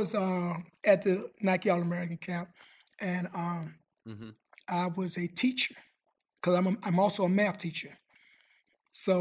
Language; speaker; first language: English; native; English